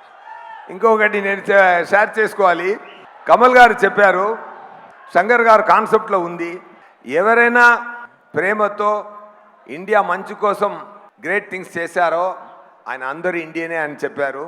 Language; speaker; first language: Telugu; non-native, learner; Tamil